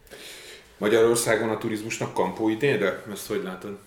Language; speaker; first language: Hungarian; native; Hungarian